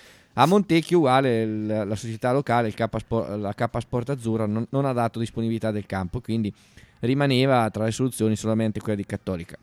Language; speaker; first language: Italian; native; Italian